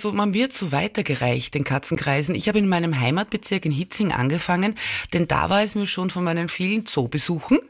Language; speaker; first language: German; native; German